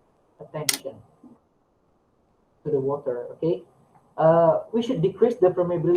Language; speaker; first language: English; non-native, learner; Indonesian